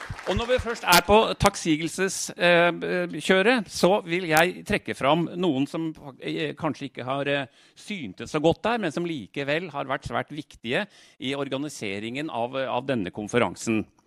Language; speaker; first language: Norwegian; native; Norwegian